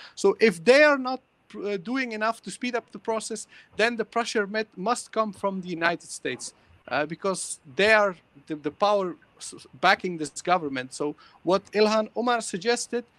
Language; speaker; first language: English; early bilingual, other home language; Persian